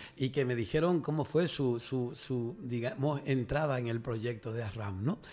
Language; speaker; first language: Spanish; native; Spanish